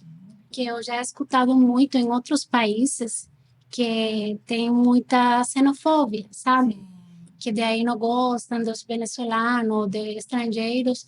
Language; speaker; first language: Portuguese; non-native, fluent; Spanish